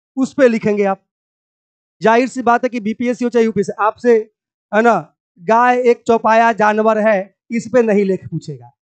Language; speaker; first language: Hindi; native; Hindi